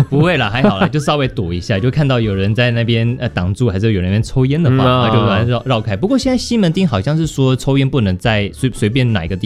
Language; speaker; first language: Chinese; native; Chinese